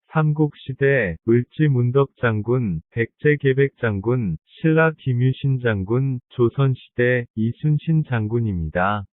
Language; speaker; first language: Korean; non-native, learner; Vietnamese